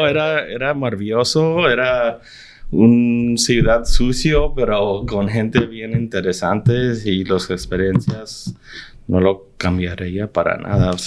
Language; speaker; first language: Spanish; early bilingual, heritage; English